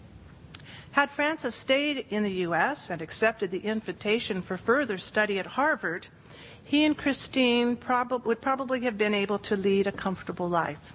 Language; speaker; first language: English; native; English